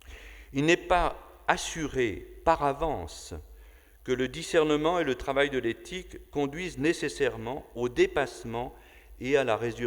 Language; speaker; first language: French; native; French